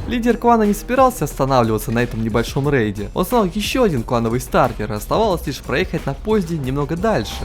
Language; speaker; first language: Russian; native; Russian